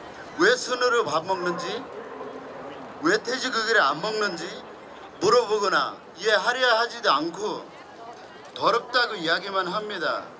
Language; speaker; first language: Korean; non-native, fluent; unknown